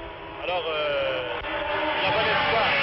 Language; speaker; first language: French; native; French